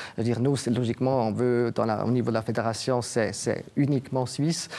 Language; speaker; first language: French; native; French